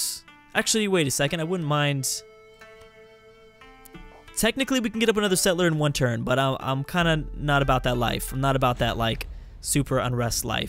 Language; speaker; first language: English; native; English